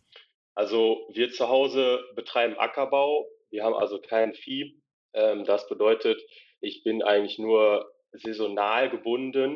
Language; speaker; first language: German; native; German